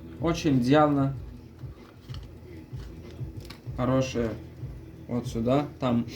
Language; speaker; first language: Russian; non-native, learner; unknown